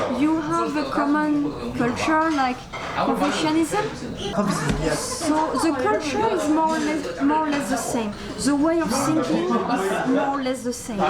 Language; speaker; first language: English; non-native, fluent; French